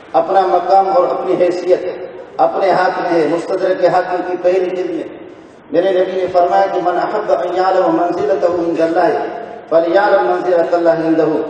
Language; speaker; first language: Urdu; non-native, local second language; Brahui